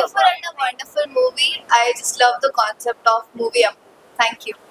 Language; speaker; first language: English; non-native, local second language; Kannada